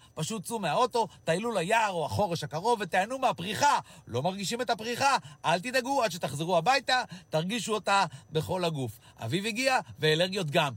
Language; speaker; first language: Hebrew; native; Hebrew